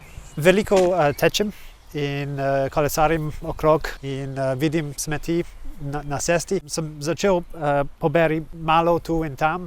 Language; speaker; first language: Slovenian; non-native, learner; English